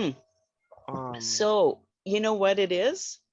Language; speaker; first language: English; native; English